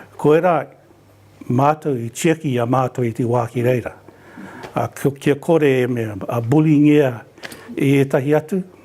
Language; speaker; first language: Māori; native; Māori